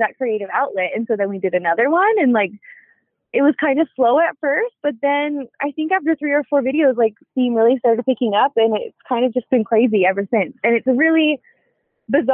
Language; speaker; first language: English; native; English